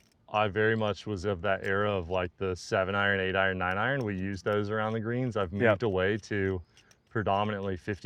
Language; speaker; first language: English; native; English